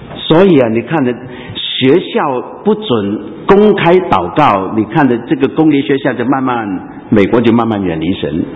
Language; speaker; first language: Chinese; non-native, local second language; Cantonese